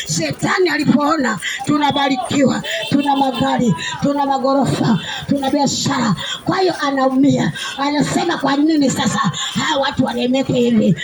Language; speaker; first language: Swahili; native; Swahili